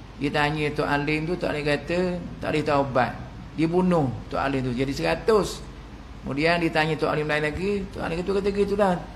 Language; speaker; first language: Malay; native; Malay